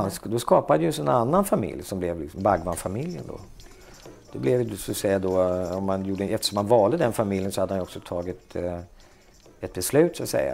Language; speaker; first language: Swedish; native; Swedish